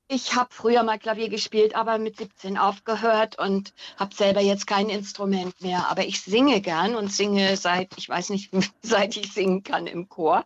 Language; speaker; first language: German; native; German